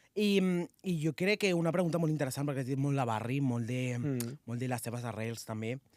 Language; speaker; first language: Catalan; non-native, local second language; Spanish